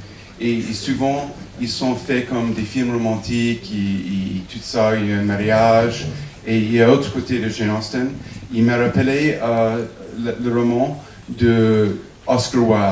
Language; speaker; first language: French; non-native, fluent; English